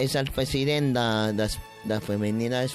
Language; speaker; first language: Catalan; non-native, local second language; Spanish